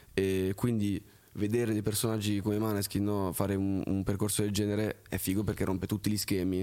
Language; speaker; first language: Italian; early bilingual, other home language; French